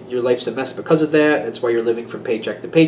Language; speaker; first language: English; native; English